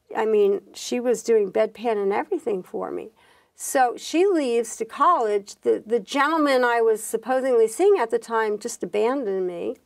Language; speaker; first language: English; native; English